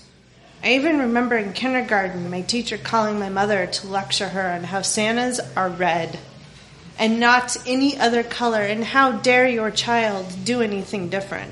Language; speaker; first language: English; native; English